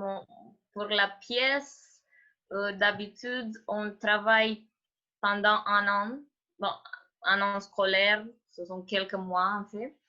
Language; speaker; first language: French; non-native, fluent; Romanian